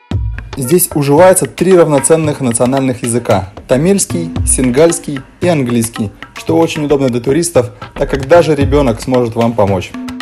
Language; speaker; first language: Russian; native; Russian